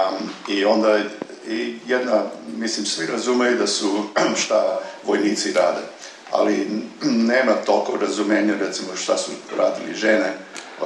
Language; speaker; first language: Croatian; early bilingual, heritage; Serbian